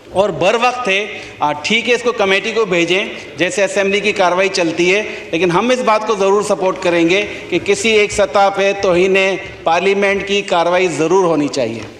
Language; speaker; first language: Urdu; native; Urdu